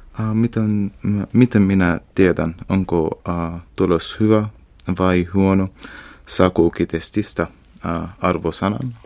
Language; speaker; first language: Finnish; non-native, learner; Arabic